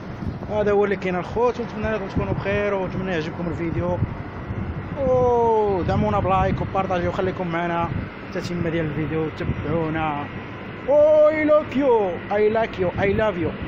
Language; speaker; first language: Arabic; native; Arabic